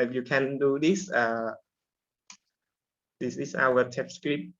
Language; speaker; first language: English; non-native, learner; Khmer